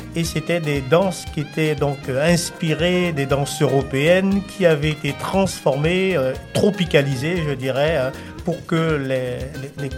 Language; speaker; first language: French; native; French